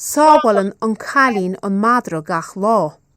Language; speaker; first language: Irish; non-native, learner; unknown